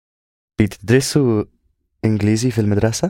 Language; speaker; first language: Arabic; non-native, learner; English